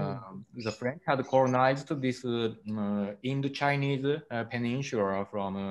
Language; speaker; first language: English; non-native, learner; Japanese